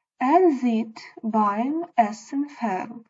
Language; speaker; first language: German; non-native, fluent; Ukrainian